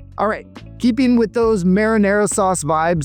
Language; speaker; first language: English; native; English